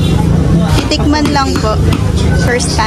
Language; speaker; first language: Filipino; native; Filipino